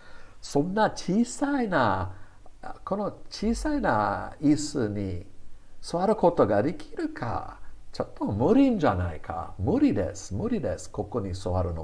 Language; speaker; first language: Japanese; non-native, fluent; English